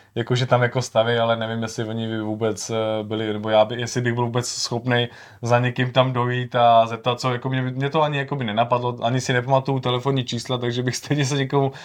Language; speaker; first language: Czech; native; Czech